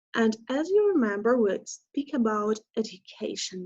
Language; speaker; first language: English; non-native, fluent; Russian